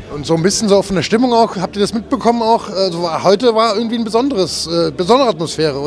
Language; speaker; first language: German; native; German